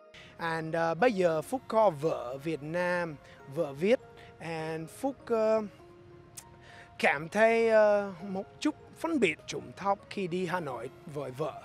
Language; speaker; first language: Vietnamese; non-native, fluent; English